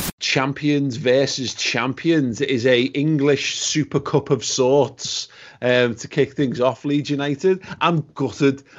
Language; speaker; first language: English; native; English